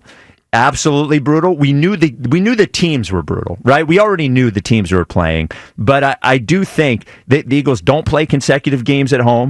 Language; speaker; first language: English; native; English